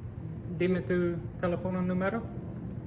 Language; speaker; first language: Spanish; non-native, learner; English